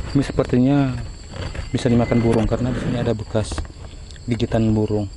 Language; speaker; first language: Indonesian; non-native, local second language; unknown